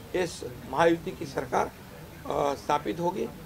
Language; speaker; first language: Hindi; non-native, local second language; Marathi